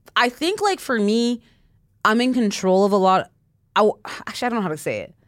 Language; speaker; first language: English; non-native, fluent; French